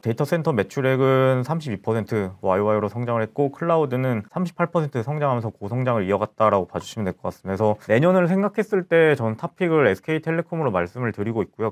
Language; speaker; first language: Korean; native; Korean